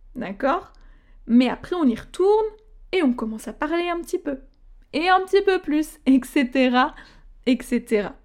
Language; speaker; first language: French; native; French